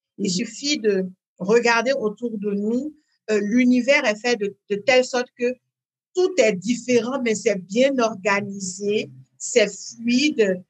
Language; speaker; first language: French; native; French